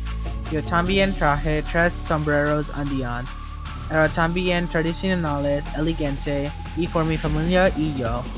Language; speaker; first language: Spanish; non-native, learner; English